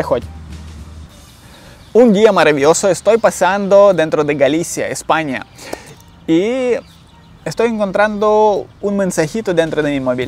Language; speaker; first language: Spanish; non-native, learner; Ukrainian